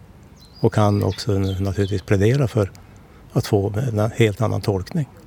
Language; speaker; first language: Swedish; native; Swedish